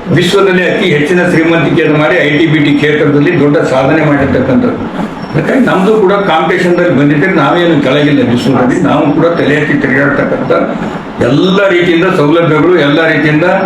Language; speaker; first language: Kannada; native; Kannada